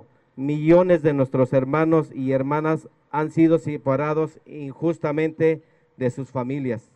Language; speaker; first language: Spanish; native; Spanish